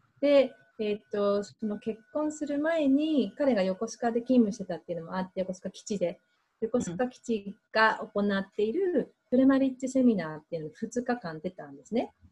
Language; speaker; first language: Japanese; native; Japanese